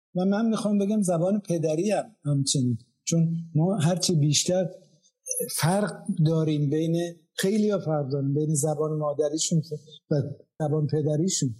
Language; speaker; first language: Persian; non-native, local second language; Azerbaijani